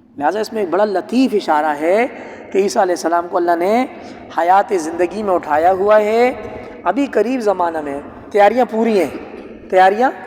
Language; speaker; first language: Urdu; non-native, local second language; Punjabi